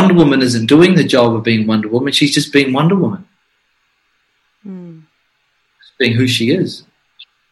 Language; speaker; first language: English; native; English